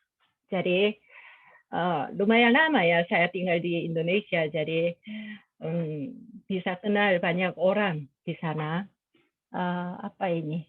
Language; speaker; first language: Indonesian; non-native, fluent; Korean